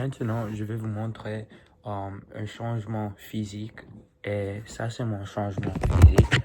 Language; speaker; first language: French; non-native, learner; English